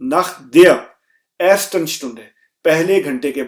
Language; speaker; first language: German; non-native, fluent; Urdu